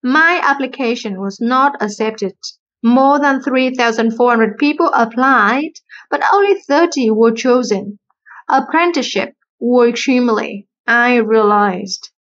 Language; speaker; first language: English; non-native, fluent; Vietnamese